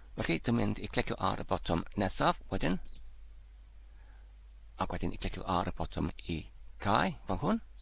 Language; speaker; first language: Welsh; non-native, learner; Polish